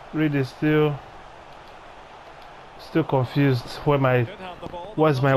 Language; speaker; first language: English; native; English